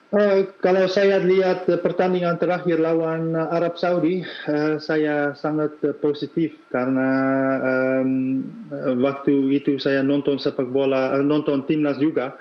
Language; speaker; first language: Indonesian; non-native, fluent; Dutch